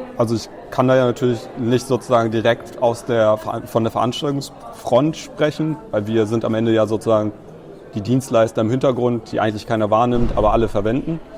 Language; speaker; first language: German; native; German